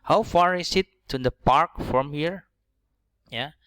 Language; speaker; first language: English; non-native, learner; Indonesian